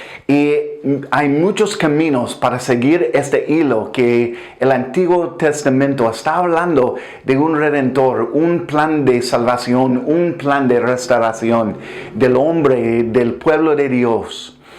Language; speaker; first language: Spanish; non-native, fluent; English